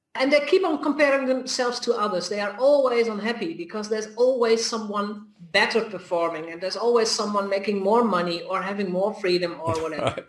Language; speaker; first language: English; non-native, fluent; Dutch